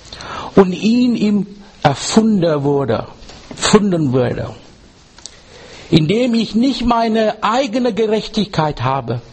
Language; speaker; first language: German; non-native, learner; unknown